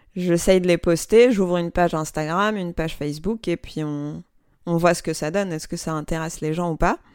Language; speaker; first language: French; non-native, local second language; Arabic